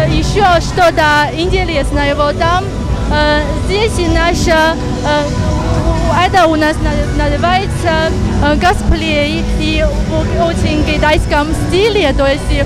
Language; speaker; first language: Russian; non-native, fluent; Chinese